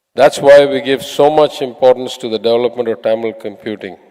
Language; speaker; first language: English; non-native, local second language; Tamil